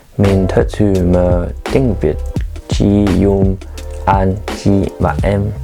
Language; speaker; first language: Vietnamese; non-native, learner; French